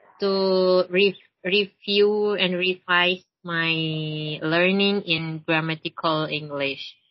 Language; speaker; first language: English; non-native, learner; Indonesian